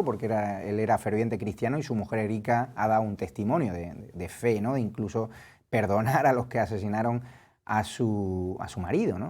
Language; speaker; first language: Spanish; native; Spanish